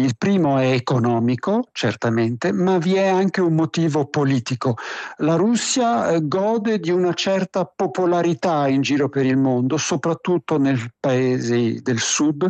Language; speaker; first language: Italian; native; Italian